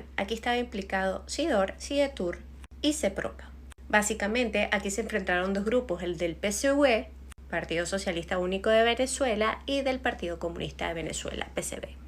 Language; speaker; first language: Spanish; native; Spanish